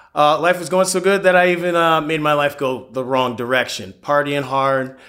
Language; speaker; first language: English; native; English